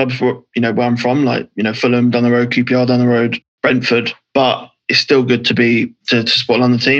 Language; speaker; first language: English; native; English